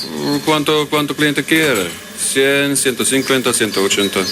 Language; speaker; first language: Spanish; non-native, learner; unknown